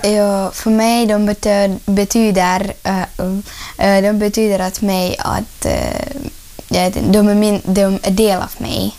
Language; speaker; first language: Swedish; non-native, learner; Russian